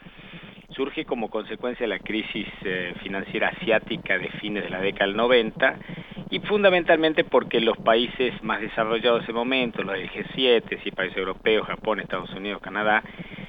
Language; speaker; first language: Spanish; native; Spanish